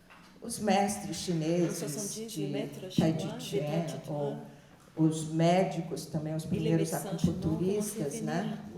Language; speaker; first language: Portuguese; early bilingual, other home language; Chinese